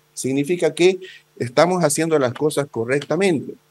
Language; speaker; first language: Spanish; native; Spanish